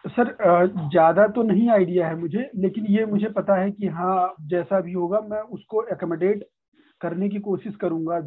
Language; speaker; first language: Hindi; native; Hindi